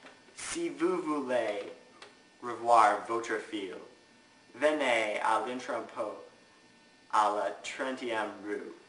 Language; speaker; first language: French; non-native, learner; English